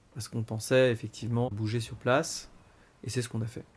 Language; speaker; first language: French; native; French